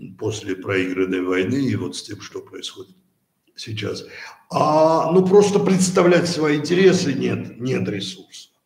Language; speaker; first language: Russian; native; Russian